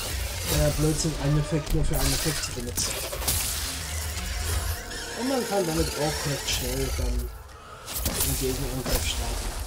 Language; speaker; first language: German; native; German